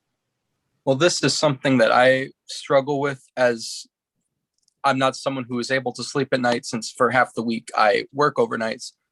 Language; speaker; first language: English; native; English